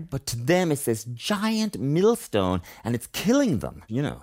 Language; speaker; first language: English; native; English